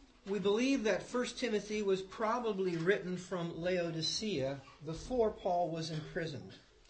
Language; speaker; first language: English; native; English